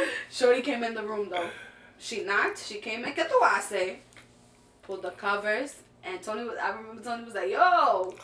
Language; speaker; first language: English; early bilingual, other home language; Spanish